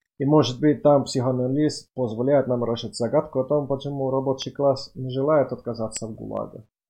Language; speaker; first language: Russian; non-native, fluent; Finnish